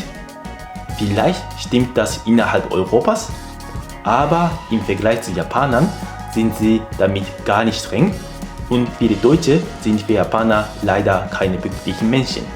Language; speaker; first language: German; non-native, fluent; Japanese